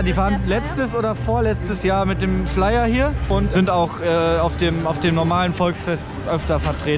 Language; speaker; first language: German; native; German